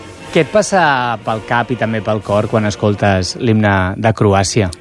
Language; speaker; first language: Catalan; native; Catalan